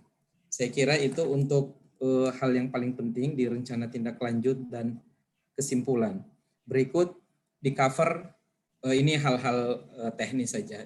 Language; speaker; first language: Indonesian; native; Indonesian